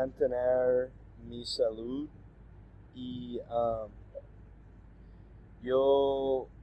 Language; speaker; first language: Spanish; non-native, learner; English